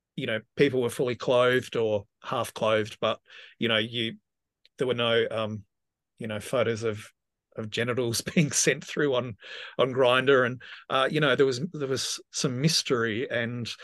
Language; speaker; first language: English; native; English